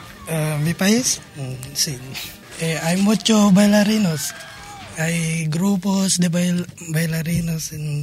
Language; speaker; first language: Spanish; non-native, learner; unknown